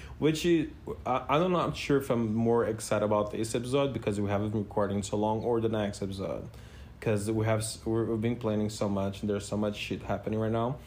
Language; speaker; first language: English; non-native, fluent; Portuguese